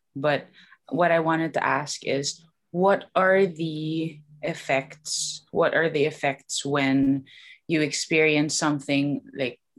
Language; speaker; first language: English; non-native, local second language; Filipino